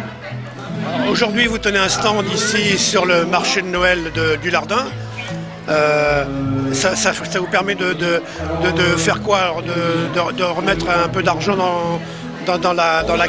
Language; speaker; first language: French; native; French